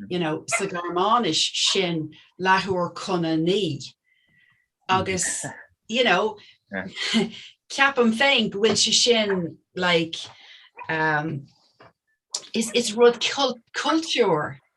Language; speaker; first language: Irish; non-native, local second language; English